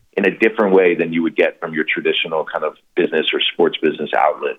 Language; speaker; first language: English; native; English